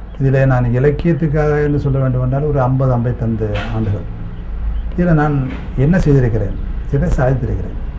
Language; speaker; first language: Tamil; native; Tamil